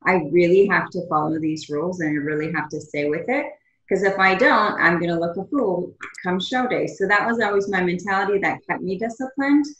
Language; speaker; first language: English; native; English